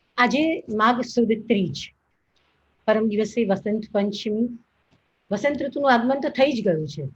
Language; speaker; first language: Gujarati; native; Gujarati